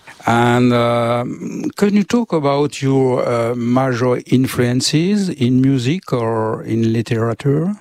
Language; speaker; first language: English; non-native, learner; French